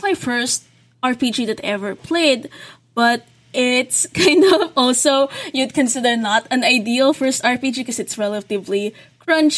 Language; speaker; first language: English; non-native, local second language; Filipino